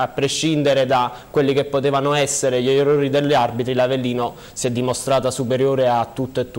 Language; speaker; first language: Italian; native; Italian